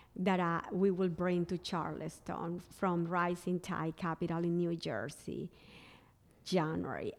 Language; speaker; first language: English; non-native, fluent; Spanish